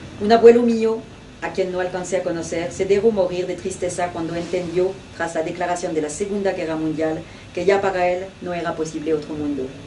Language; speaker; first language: Spanish; non-native, fluent; French